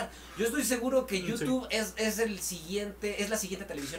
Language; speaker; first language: Spanish; native; Spanish